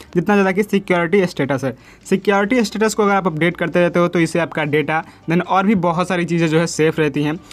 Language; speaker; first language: Hindi; native; Hindi